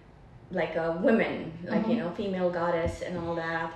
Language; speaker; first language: English; non-native, local second language; Nepali